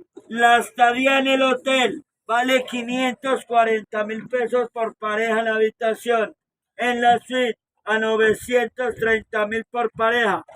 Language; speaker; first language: Spanish; native; Spanish